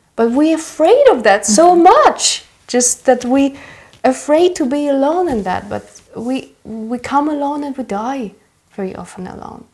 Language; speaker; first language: English; early bilingual, other home language; Russian